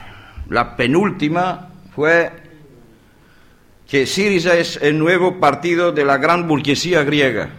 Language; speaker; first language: Spanish; non-native, learner; Greek